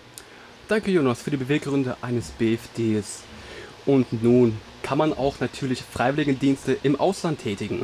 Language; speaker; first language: German; native; German